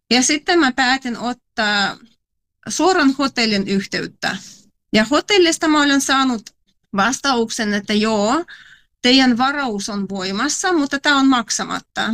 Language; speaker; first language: Finnish; non-native, fluent; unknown